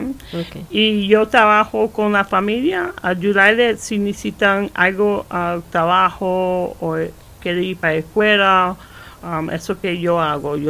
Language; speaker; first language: Spanish; early bilingual, heritage; Spanish